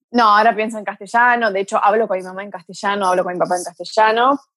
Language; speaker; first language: Spanish; early bilingual, other home language; Portuguese